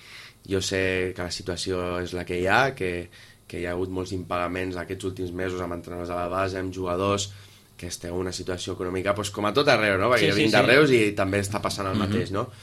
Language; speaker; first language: Catalan; native; Catalan